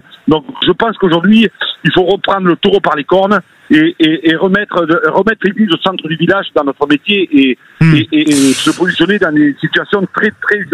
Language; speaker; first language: French; native; French